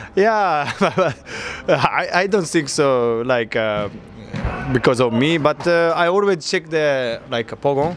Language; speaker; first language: English; non-native, learner; Japanese